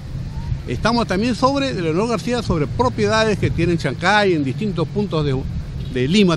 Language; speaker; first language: Spanish; native; Spanish